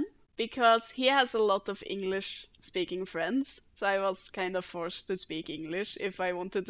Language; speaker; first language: English; non-native, fluent; Norwegian